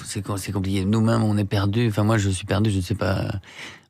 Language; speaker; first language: French; native; French